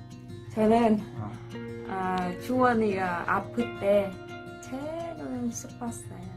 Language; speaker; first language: Korean; non-native, learner; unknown